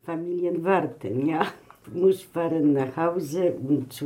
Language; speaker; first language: German; non-native, learner; Polish